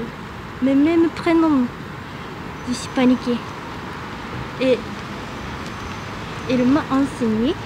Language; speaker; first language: French; non-native, learner; Japanese